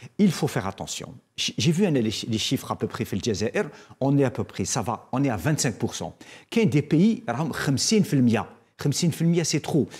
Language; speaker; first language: French; non-native, local second language; Arabic